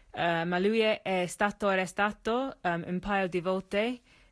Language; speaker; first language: Italian; non-native, learner; English